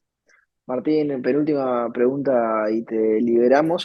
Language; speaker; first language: Spanish; native; Spanish